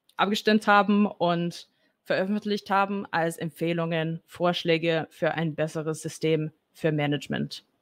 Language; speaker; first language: German; non-native, fluent; English